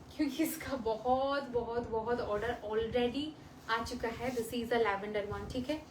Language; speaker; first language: Hindi; non-native, local second language; Bangla